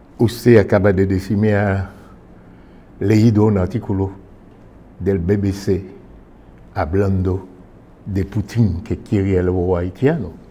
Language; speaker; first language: Spanish; non-native, fluent; Haitian Creole